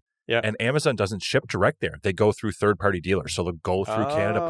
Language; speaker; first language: English; native; English